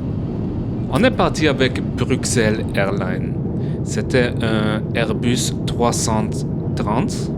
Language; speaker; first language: French; early bilingual, heritage; French